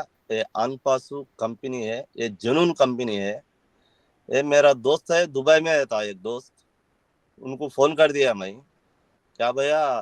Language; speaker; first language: Hindi; non-native, local second language; Telugu